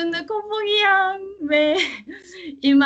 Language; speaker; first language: French; non-native, learner; Korean